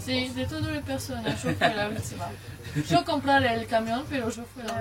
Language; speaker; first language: Spanish; non-native, learner; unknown